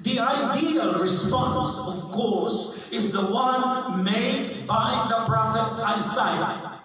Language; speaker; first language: English; non-native, local second language; Filipino